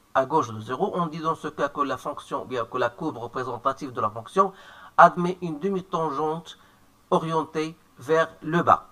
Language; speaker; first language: French; non-native, local second language; Arabic